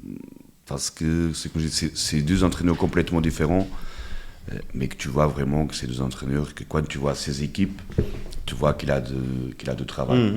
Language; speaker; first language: French; non-native, fluent; Portuguese